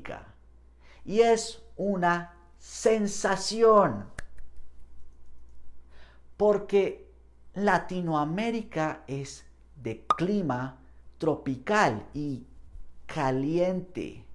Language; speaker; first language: Spanish; non-native, fluent; English